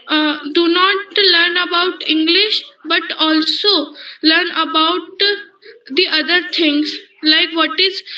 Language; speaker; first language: English; non-native, learner; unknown